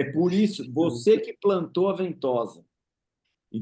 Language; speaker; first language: Portuguese; native; Portuguese